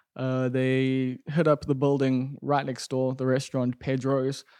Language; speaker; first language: English; native; English